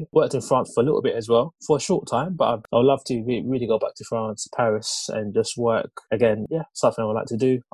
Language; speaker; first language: English; early bilingual, other home language; Lingala